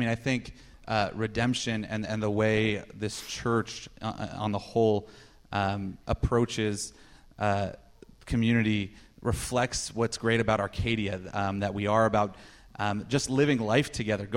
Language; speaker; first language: English; native; English